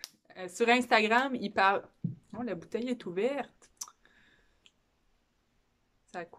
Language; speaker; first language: French; native; French